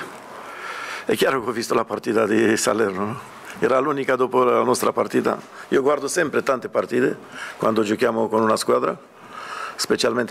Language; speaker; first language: Italian; non-native, fluent; Romanian